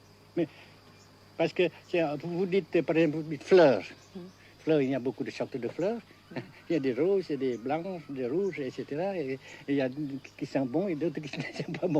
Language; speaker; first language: French; non-native, fluent; Vietnamese